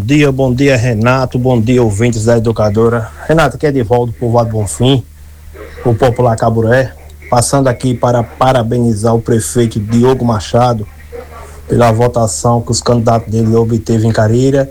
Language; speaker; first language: Portuguese; native; Portuguese